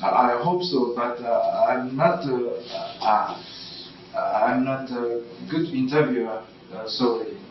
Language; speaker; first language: English; non-native, learner; Japanese